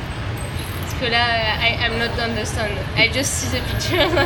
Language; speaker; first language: English; non-native, fluent; French